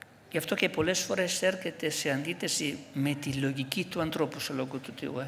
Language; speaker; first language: Greek; non-native, fluent; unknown